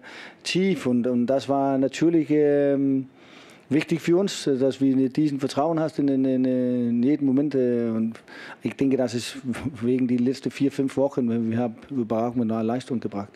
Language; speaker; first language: German; non-native, fluent; Danish